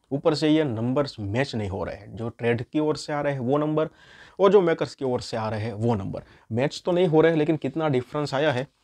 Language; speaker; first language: Hindi; non-native, local second language; Gujarati